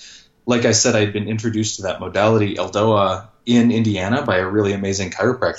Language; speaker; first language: English; native; English